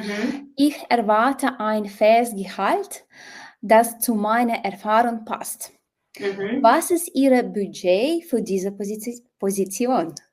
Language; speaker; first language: German; non-native, learner; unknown